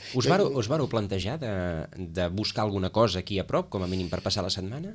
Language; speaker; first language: Catalan; native; Catalan